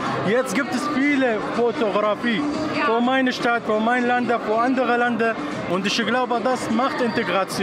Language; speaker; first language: German; non-native, learner; Arabic